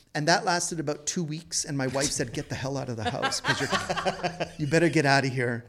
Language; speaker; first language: English; native; English